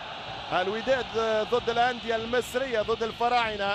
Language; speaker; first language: Arabic; native; Arabic